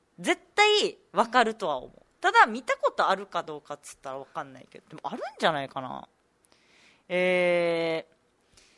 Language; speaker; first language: Japanese; native; Japanese